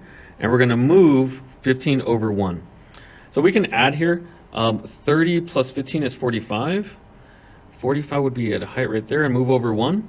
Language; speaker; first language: English; native; English